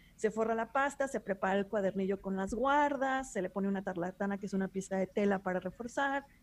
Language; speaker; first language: Spanish; native; Spanish